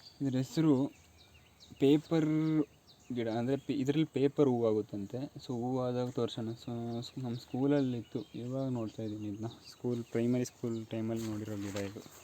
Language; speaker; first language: Kannada; native; Kannada